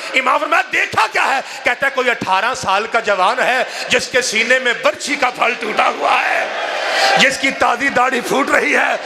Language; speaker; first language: Urdu; non-native, local second language; Punjabi